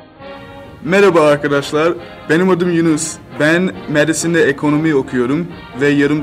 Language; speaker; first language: Turkish; early bilingual, heritage; Turkish